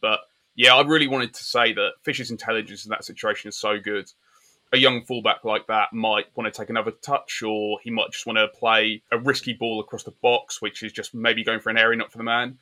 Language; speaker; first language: English; native; English